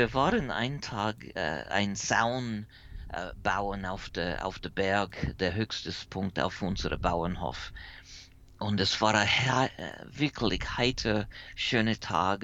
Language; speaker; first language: German; early bilingual, heritage; English